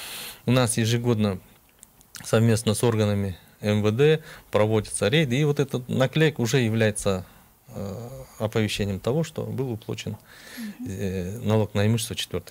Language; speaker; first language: Russian; non-native, local second language; Kyrgyz